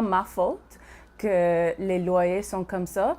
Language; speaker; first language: French; non-native, local second language; English